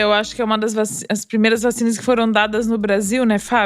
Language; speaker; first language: Portuguese; native; Portuguese